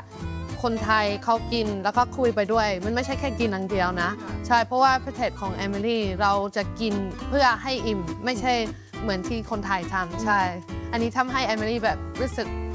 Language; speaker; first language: Thai; non-native, fluent; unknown